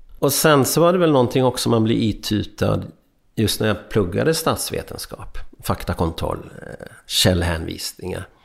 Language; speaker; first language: Swedish; early bilingual, other home language; Hungarian